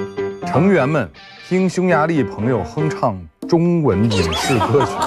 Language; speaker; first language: Chinese; native; Chinese